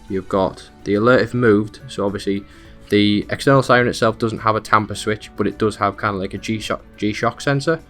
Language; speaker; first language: English; native; English